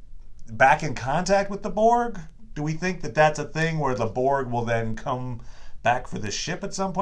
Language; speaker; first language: English; native; English